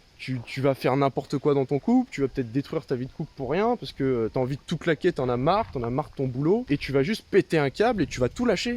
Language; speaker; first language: French; native; French